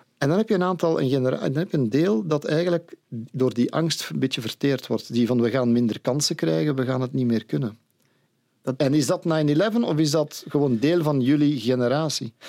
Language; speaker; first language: Dutch; native; Dutch